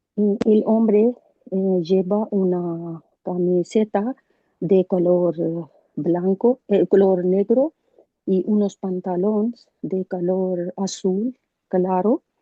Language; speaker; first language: Spanish; non-native, learner; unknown